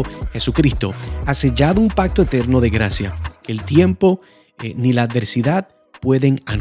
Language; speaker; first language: Spanish; native; Spanish